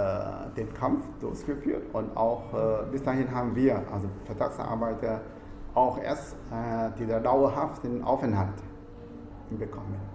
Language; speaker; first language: German; non-native, fluent; Vietnamese